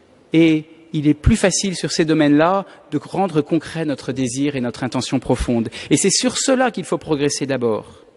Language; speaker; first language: French; native; French